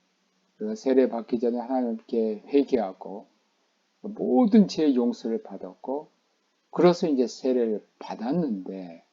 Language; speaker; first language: Korean; native; Korean